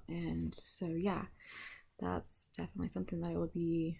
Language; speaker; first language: English; native; English